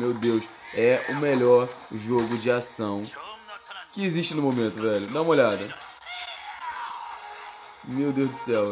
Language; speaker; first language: Portuguese; native; Portuguese